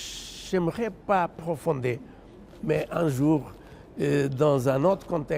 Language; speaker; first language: French; non-native, fluent; Portuguese